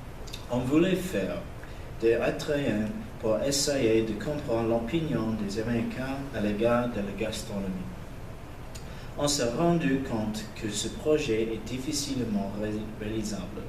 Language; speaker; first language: French; non-native, learner; English